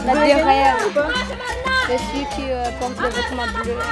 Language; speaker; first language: French; non-native, learner; Malagasy